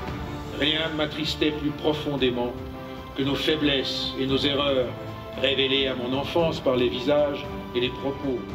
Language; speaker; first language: French; native; French